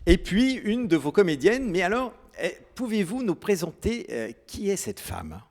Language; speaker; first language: French; native; French